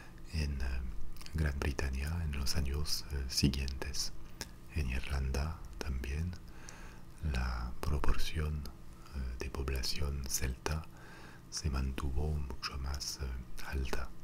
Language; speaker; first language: Spanish; non-native, fluent; French